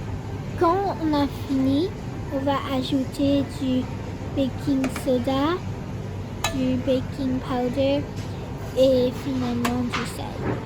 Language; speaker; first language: French; non-native, learner; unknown